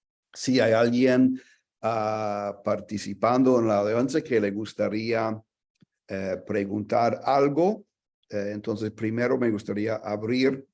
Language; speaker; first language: Spanish; non-native, fluent; English